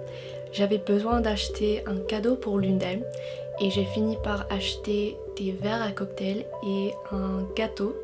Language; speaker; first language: French; non-native, fluent; English